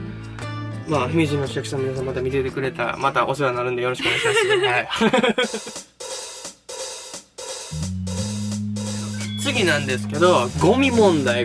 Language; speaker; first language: Japanese; native; Japanese